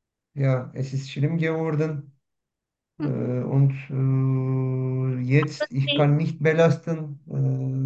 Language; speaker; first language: German; non-native, learner; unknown